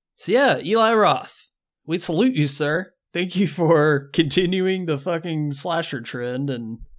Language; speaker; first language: English; native; English